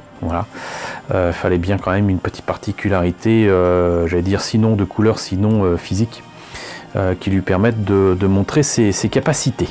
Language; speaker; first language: French; native; French